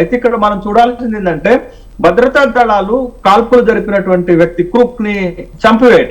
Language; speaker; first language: Telugu; native; Telugu